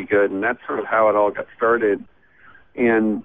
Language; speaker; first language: English; native; English